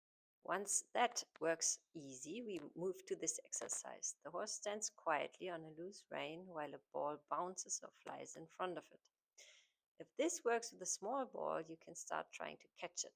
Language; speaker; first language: English; non-native, fluent; German